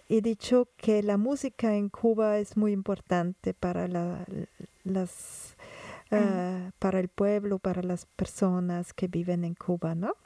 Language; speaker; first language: Spanish; non-native, fluent; German